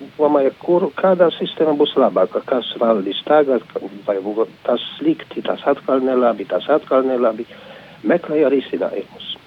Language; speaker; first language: Latvian; non-native, fluent; Polish